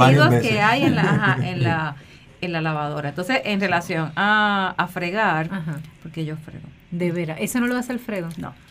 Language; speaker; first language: Spanish; native; Spanish